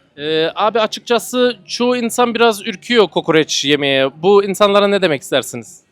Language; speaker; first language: Turkish; early bilingual, heritage; Turkish